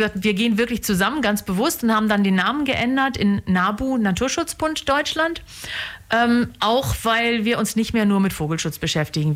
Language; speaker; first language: German; native; German